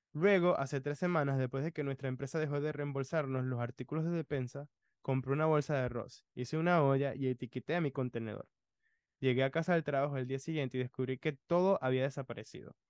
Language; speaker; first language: Spanish; early bilingual, other home language; English